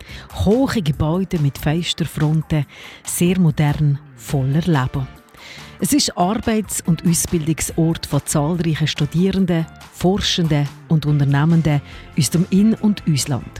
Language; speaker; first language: German; native; German